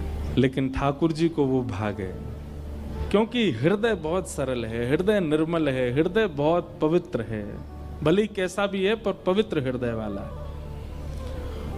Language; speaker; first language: Hindi; native; Hindi